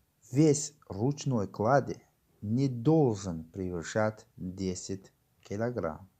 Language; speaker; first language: Russian; non-native, local second language; Tajik